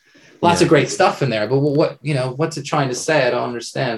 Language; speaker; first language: English; native; English